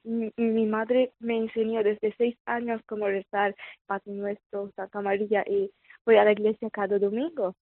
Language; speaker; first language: Spanish; non-native, fluent; Arabic